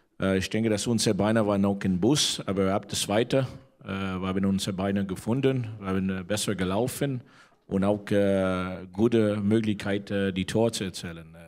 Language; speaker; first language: German; non-native, learner; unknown